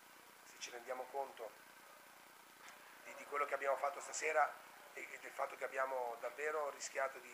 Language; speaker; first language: Italian; native; Italian